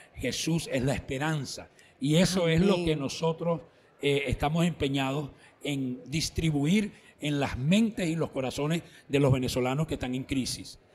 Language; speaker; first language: Spanish; native; Spanish